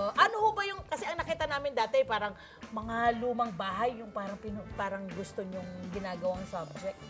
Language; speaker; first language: Filipino; native; Filipino